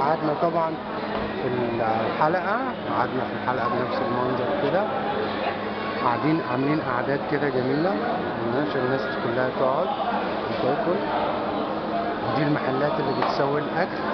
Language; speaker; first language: Arabic; native; Arabic